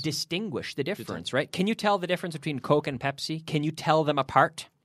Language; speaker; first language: English; native; English